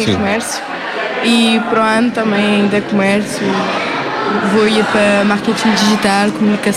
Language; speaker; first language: Portuguese; early bilingual, heritage; Portuguese